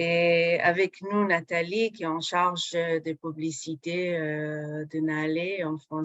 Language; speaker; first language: French; non-native, fluent; Hebrew